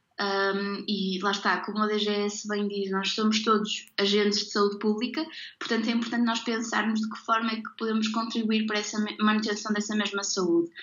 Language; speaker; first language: Portuguese; native; Portuguese